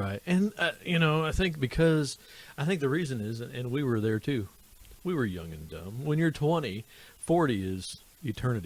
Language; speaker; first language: English; native; English